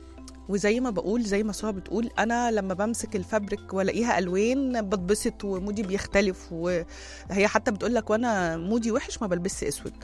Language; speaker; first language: Arabic; native; Arabic